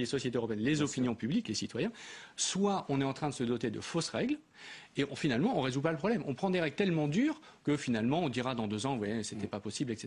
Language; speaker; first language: French; native; French